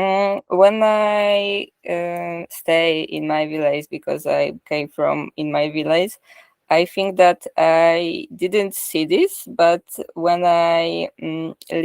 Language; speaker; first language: English; non-native, learner; Polish